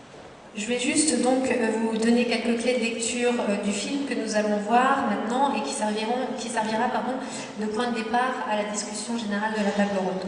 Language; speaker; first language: French; native; French